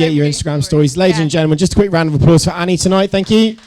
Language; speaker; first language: English; native; English